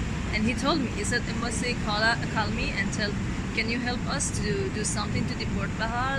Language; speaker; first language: English; non-native, learner; Persian